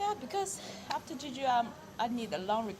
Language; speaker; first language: English; non-native, learner; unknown